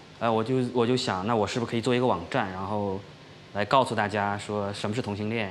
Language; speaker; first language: Chinese; native; Chinese